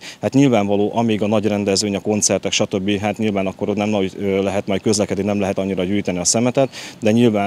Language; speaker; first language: Hungarian; native; Hungarian